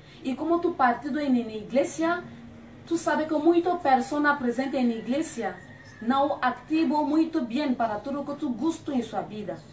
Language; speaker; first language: Spanish; non-native, learner; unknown